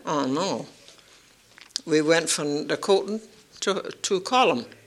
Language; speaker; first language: English; early bilingual, other home language; Dutch